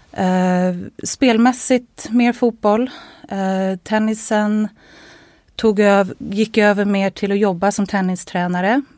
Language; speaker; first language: Swedish; native; Swedish